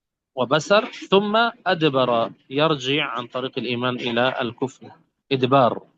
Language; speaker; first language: Arabic; native; Arabic